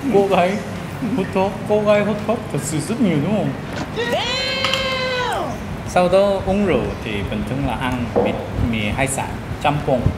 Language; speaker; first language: Vietnamese; non-native, fluent; Korean